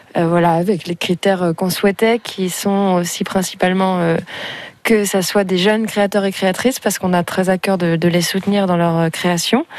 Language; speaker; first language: French; native; French